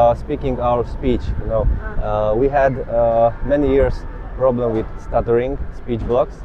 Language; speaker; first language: English; non-native, learner; Slovak